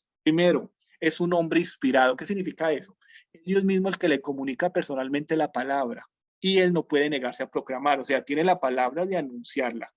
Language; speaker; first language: Spanish; native; Spanish